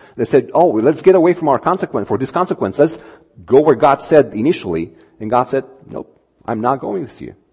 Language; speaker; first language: English; non-native, fluent; Romanian